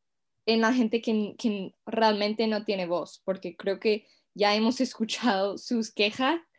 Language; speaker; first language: Spanish; non-native, fluent; English